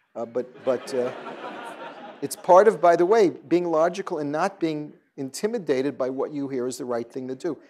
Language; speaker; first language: English; native; English